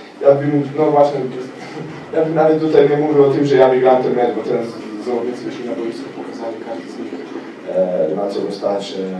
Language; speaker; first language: Polish; non-native, fluent; Slovenian